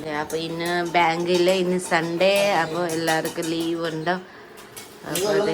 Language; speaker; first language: Malayalam; non-native, learner; Nepali